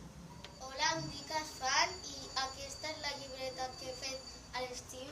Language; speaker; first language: Catalan; non-native, local second language; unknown